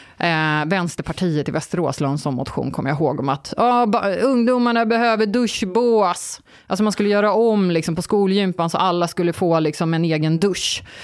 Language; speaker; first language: Swedish; early bilingual, other home language; Turkish